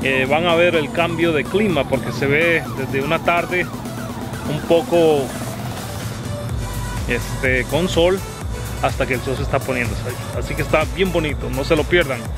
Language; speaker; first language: Spanish; native; Spanish